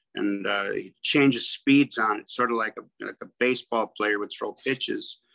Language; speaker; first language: English; native; English